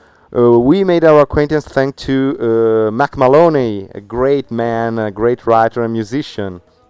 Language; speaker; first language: English; non-native, fluent; Italian